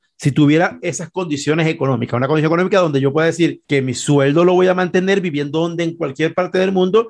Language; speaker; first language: Spanish; native; Spanish